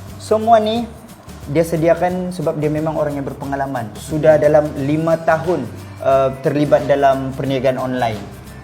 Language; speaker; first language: Malay; native; Malay